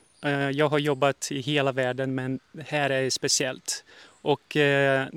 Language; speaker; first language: Swedish; early bilingual, heritage; Portuguese